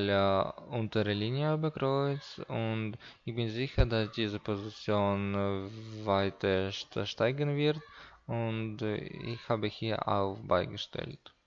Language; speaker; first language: German; non-native, learner; Russian